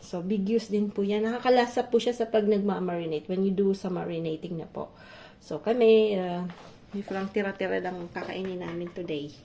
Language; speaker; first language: Filipino; non-native, local second language; Bikol